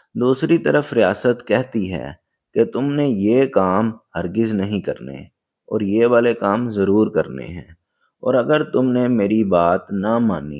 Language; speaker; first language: Urdu; native; Urdu